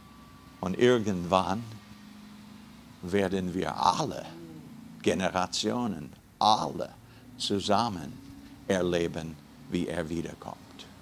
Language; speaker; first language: German; non-native, fluent; English